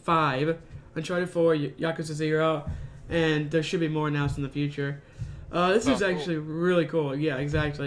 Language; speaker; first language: English; native; English